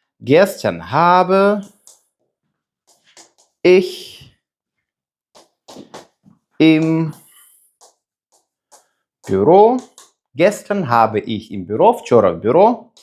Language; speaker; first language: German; non-native, fluent; Ukrainian